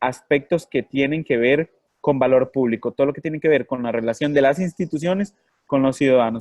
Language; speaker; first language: Spanish; native; Spanish